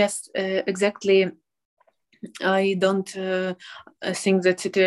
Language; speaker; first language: English; non-native, fluent; Ukrainian